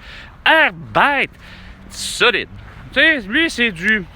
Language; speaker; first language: French; native; French